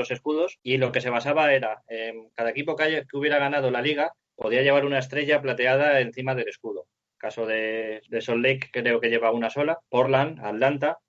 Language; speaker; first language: Spanish; native; Spanish